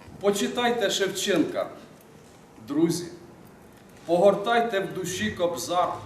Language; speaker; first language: Ukrainian; native; Ukrainian